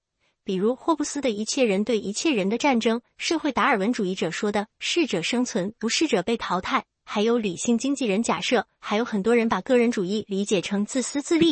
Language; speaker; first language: Chinese; native; Chinese